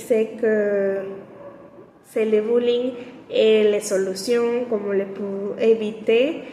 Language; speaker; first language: French; non-native, learner; Spanish